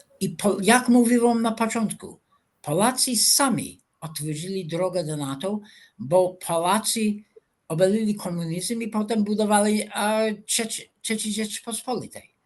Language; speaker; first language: Polish; non-native, fluent; English